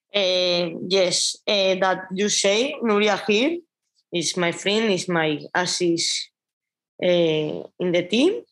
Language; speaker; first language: English; non-native, learner; Spanish